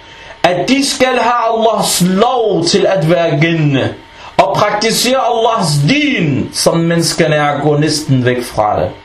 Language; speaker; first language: Danish; non-native, fluent; Arabic